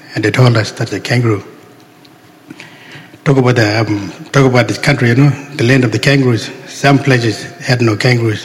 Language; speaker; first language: English; non-native, local second language; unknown